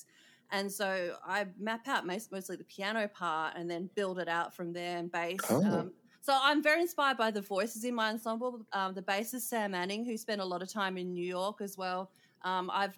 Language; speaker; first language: English; native; English